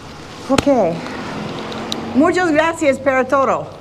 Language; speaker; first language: Spanish; non-native, learner; English